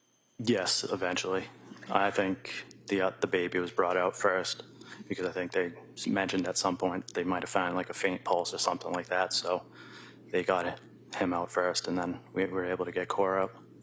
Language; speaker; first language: English; native; English